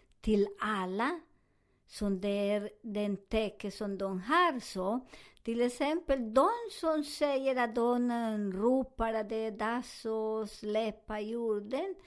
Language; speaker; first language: Swedish; non-native, learner; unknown